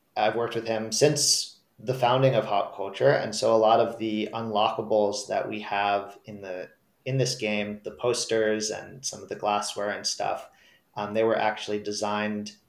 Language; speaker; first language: English; native; English